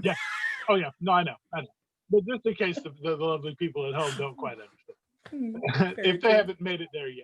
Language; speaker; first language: English; native; English